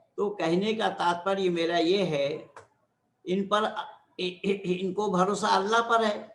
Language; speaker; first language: Hindi; non-native, local second language; Bangla